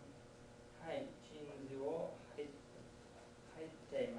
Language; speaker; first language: Japanese; non-native, learner; English